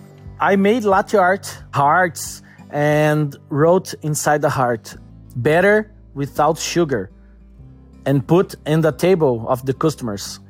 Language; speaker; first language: English; non-native, learner; Portuguese